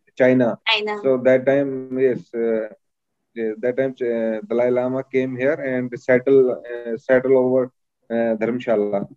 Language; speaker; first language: English; non-native, local second language; Hindi